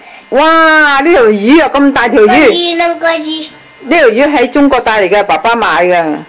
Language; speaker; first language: Cantonese; native; Cantonese